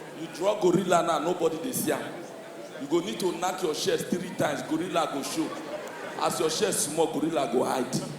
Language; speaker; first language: Nigerian Pidgin; native; Nigerian Pidgin